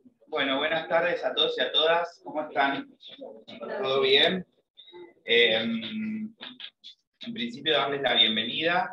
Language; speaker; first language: Spanish; native; Spanish